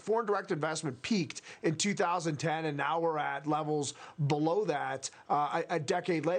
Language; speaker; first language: English; native; English